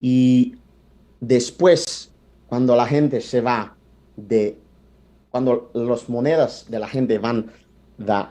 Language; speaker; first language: Spanish; non-native, fluent; Italian